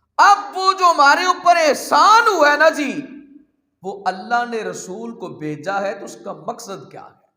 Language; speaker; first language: Urdu; non-native, local second language; Punjabi